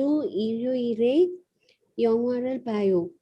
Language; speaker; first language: Korean; non-native, learner; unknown